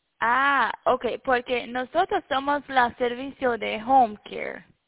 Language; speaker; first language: Spanish; early bilingual, heritage; Spanish